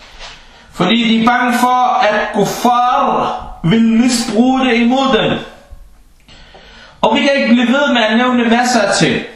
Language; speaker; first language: Danish; early bilingual, other home language; Arabic